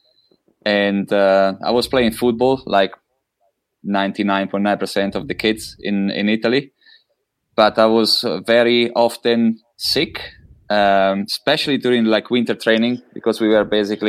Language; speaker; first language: English; non-native, fluent; Italian